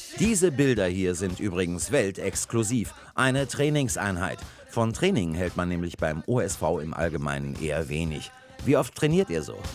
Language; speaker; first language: German; native; German